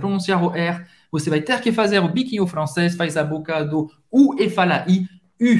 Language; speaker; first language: Portuguese; non-native, fluent; French